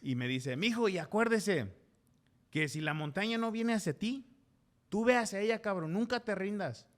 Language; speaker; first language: Spanish; early bilingual, other home language; English